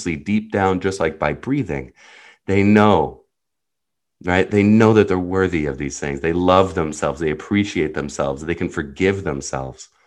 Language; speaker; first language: English; early bilingual, other home language; Hebrew